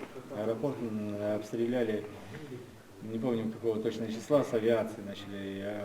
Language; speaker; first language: Russian; native; Russian